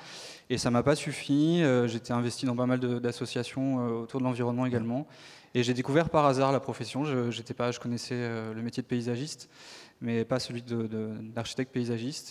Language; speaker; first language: French; native; French